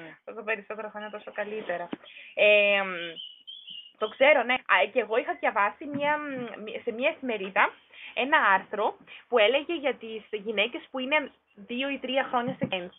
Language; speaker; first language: Greek; non-native, fluent; German